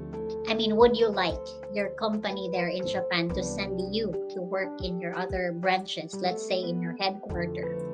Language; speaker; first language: English; non-native, local second language; Filipino